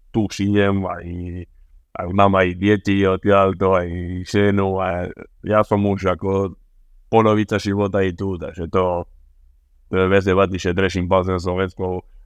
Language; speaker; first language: Slovak; non-native, learner; Spanish